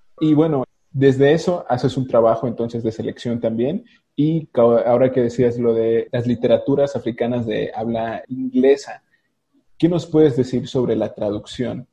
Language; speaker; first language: Spanish; native; Spanish